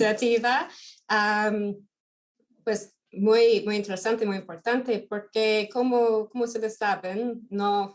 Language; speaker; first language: Spanish; non-native, fluent; English